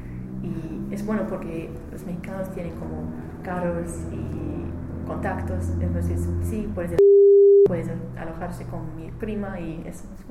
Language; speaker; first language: Spanish; non-native, learner; English